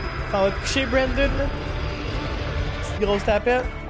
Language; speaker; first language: French; native; French